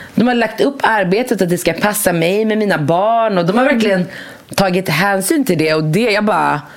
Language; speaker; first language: Swedish; early bilingual, other home language; Arabic